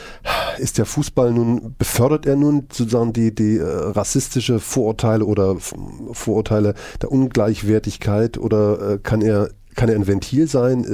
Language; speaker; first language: German; native; German